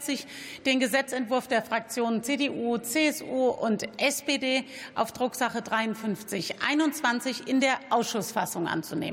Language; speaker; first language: German; native; German